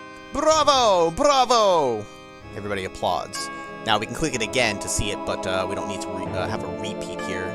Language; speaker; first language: English; native; English